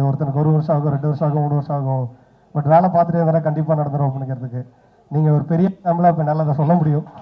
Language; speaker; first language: Tamil; native; Tamil